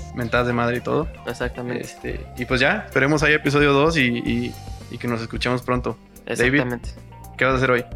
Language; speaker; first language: Spanish; native; Spanish